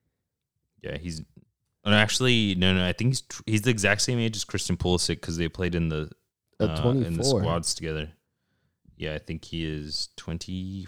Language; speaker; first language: English; early bilingual, other home language; Spanish